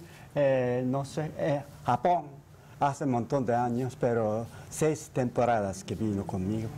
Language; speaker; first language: Spanish; non-native, fluent; Japanese